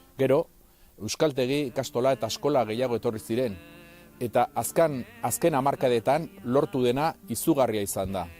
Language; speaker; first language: Basque; non-native, local second language; Spanish